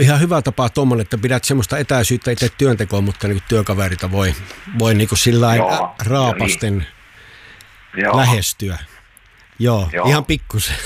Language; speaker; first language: Finnish; native; Finnish